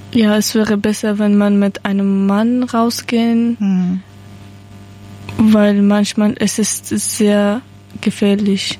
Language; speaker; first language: German; non-native, learner; Persian